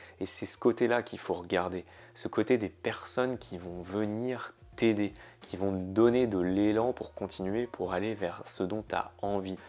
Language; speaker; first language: French; native; French